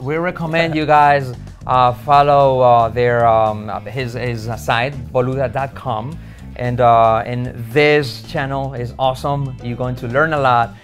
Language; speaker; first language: English; non-native, fluent; Spanish